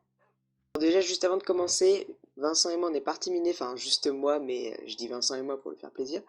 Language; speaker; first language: French; native; French